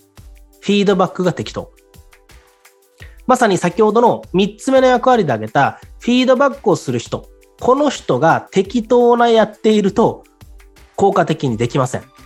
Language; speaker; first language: Japanese; native; Japanese